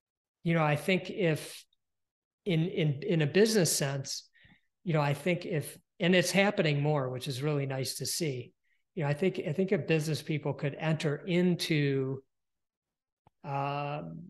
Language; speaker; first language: English; native; English